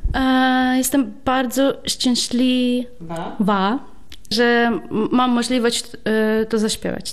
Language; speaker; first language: Polish; non-native, fluent; Ukrainian